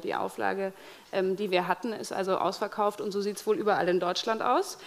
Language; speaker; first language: German; native; German